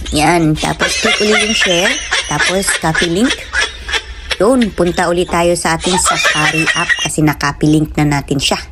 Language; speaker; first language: Filipino; non-native, local second language; Cebuano